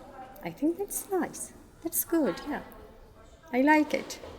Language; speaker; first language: English; non-native, learner; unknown